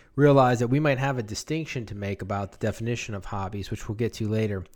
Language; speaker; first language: English; native; English